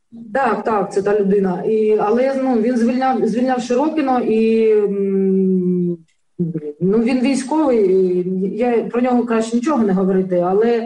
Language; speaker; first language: Ukrainian; native; Ukrainian